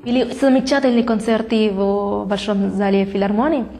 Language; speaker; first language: Russian; non-native, fluent; Spanish